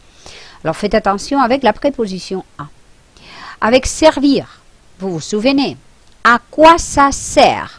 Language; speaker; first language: French; non-native, fluent; Spanish